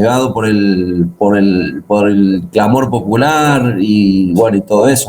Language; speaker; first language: Spanish; native; Spanish